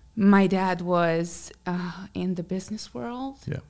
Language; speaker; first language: English; non-native, fluent; Hungarian